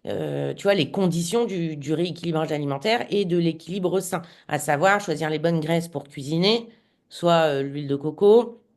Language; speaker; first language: French; native; French